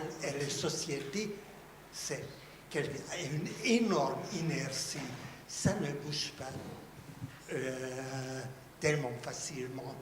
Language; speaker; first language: French; non-native, fluent; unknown